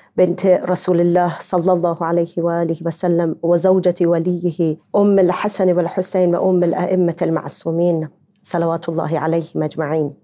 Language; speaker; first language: Arabic; non-native, learner; Persian